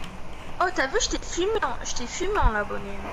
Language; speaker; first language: French; native; French